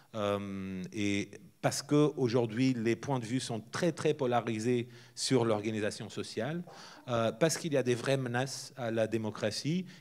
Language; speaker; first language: French; non-native, fluent; Portuguese